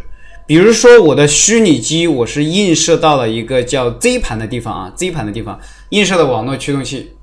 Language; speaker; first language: Chinese; native; Chinese